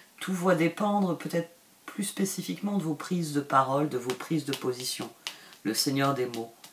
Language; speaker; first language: French; native; French